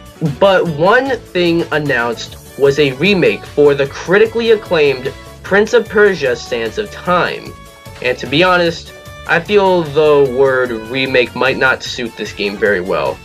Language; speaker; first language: English; native; English